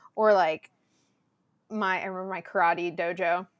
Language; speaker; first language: English; early bilingual, other home language; Spanish